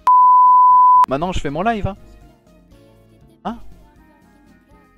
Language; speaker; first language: French; native; French